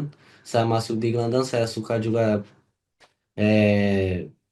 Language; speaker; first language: Indonesian; non-native, learner; Portuguese